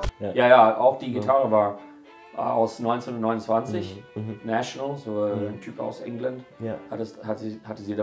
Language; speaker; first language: German; non-native, fluent; English